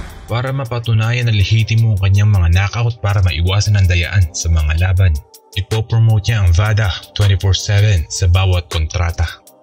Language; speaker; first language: Filipino; native; Filipino